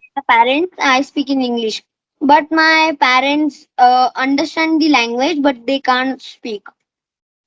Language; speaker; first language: English; non-native, learner; Marathi